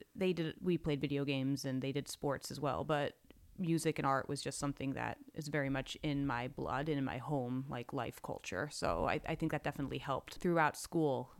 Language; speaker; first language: English; native; English